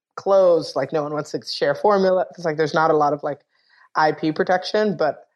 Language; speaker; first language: English; native; English